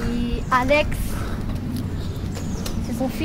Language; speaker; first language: French; early bilingual, other home language; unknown